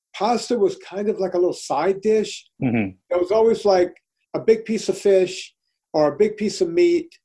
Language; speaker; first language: English; early bilingual, other home language; Italian